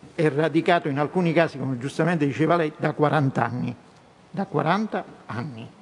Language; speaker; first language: Italian; native; Italian